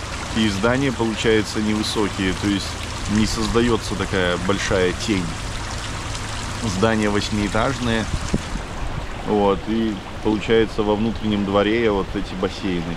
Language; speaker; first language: Russian; native; Russian